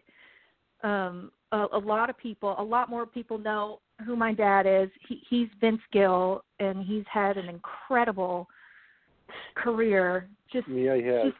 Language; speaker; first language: English; native; English